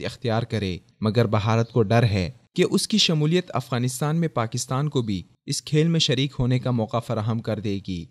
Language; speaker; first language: Urdu; native; Urdu